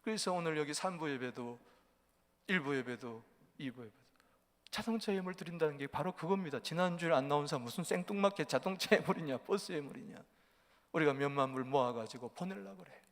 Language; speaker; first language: Korean; native; Korean